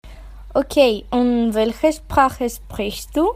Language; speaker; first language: German; non-native, learner; Spanish